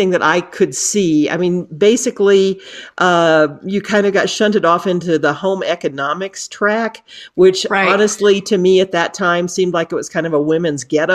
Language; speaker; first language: English; native; English